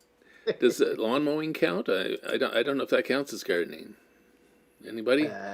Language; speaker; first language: English; native; English